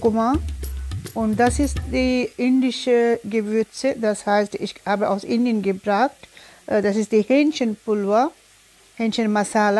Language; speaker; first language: German; non-native, learner; Tulu